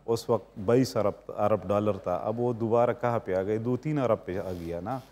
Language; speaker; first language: Urdu; native; Urdu